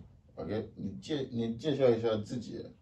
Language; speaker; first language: Chinese; non-native, learner; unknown